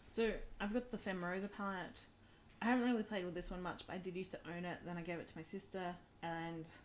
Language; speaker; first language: English; native; English